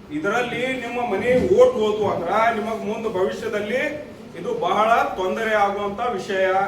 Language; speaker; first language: Kannada; non-native, local second language; Urdu